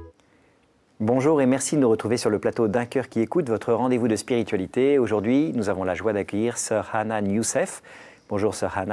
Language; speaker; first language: French; native; French